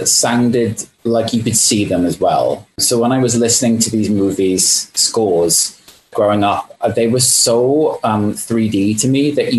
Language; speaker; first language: English; native; English